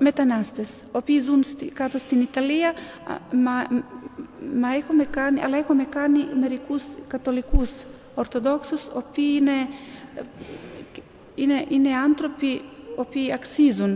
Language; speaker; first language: Greek; non-native, fluent; Serbian